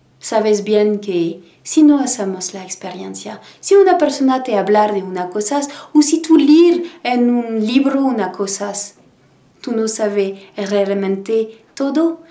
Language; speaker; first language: Spanish; non-native, learner; French